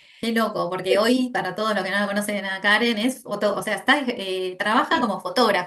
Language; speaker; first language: Spanish; native; Spanish